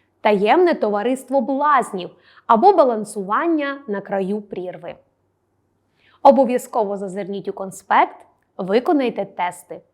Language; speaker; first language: Ukrainian; native; Ukrainian